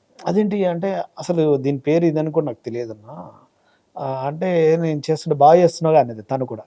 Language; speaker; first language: Telugu; native; Telugu